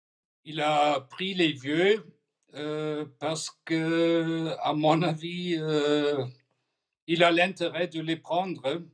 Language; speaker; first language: French; non-native, fluent; German